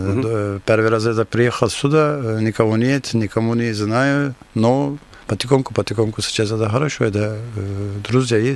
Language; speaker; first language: Russian; non-native, learner; Turkish